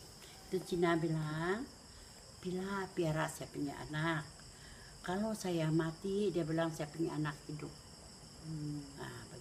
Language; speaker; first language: Indonesian; non-native, local second language; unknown